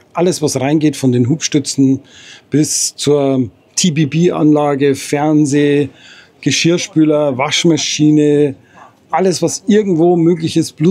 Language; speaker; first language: German; native; German